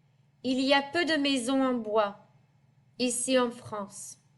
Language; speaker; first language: French; non-native, fluent; English